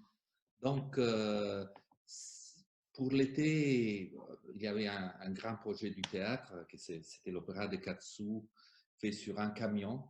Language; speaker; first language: French; non-native, fluent; Italian